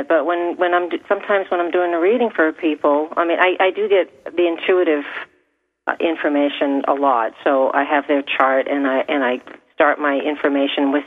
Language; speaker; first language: English; native; English